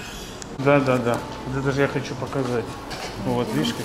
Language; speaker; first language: Russian; native; Russian